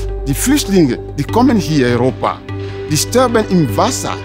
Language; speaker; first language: German; non-native, learner; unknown